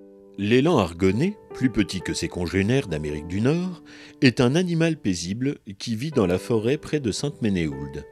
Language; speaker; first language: French; native; French